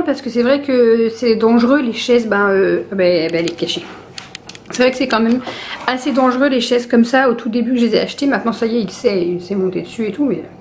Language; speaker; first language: French; native; French